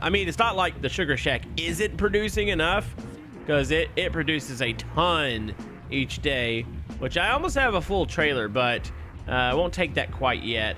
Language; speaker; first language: English; native; English